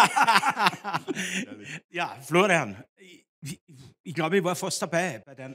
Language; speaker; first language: German; native; German